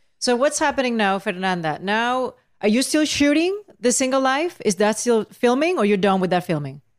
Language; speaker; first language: English; non-native, local second language; Spanish